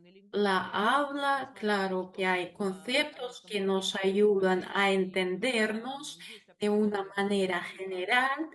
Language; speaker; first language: Spanish; non-native, fluent; Russian